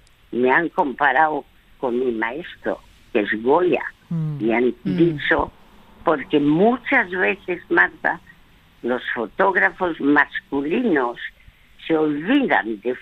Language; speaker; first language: Spanish; early bilingual, other home language; French